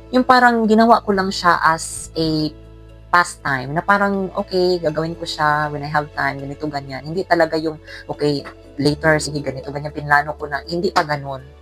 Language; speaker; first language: Filipino; non-native, local second language; Cebuano